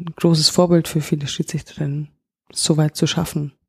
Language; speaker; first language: German; native; German